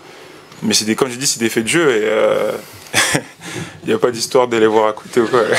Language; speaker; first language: French; native; French